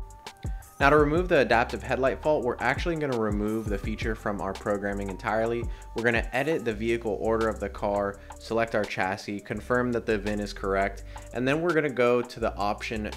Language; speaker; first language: English; native; English